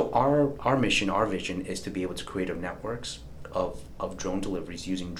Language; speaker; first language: English; native; English